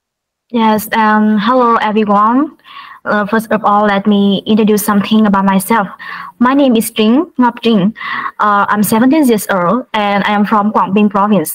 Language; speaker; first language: English; non-native, learner; Vietnamese